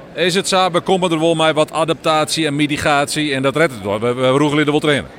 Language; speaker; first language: Dutch; non-native, local second language; Western Frisian